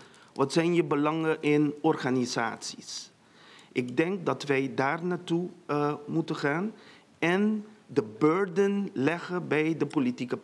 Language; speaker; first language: Dutch; non-native, local second language; Papiamento